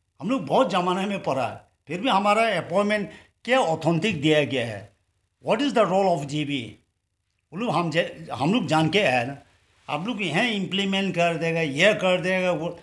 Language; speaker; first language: Hindi; non-native, local second language; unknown